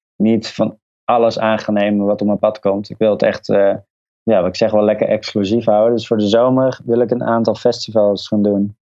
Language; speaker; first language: Dutch; native; Dutch